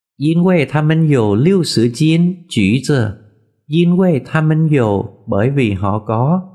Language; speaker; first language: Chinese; non-native, fluent; Vietnamese